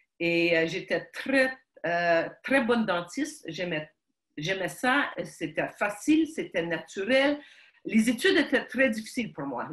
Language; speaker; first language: French; early bilingual, other home language; Ukrainian